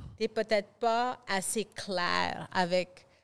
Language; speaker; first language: French; non-native, fluent; English